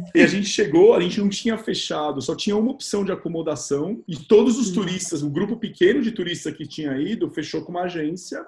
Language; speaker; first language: Portuguese; native; Portuguese